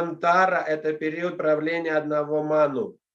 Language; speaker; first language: Russian; native; Russian